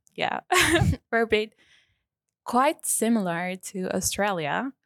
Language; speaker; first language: English; non-native, fluent; Spanish